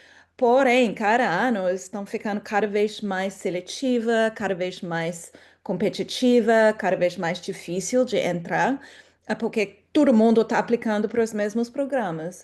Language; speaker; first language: Portuguese; non-native, fluent; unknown